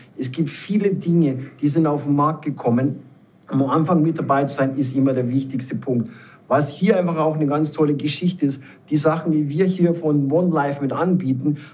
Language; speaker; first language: German; native; German